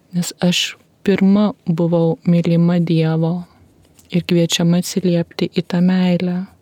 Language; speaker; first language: Lithuanian; native; Lithuanian